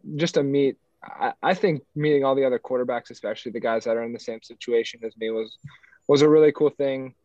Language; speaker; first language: English; native; English